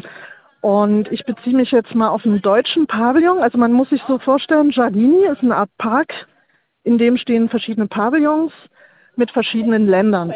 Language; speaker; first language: German; native; German